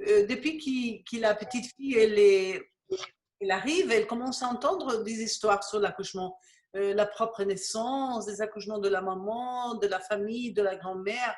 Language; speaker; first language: French; non-native, fluent; Spanish